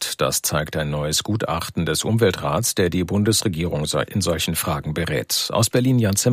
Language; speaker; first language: German; native; German